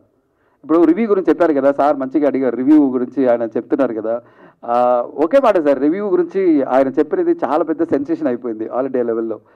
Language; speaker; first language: Telugu; non-native, fluent; Tamil